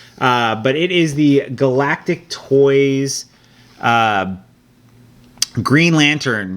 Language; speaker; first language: English; native; English